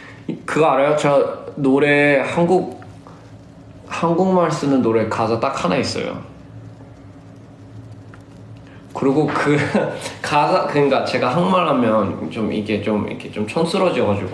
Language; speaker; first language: Korean; early bilingual, heritage; Korean